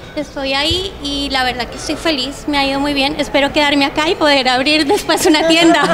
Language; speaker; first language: Spanish; native; Spanish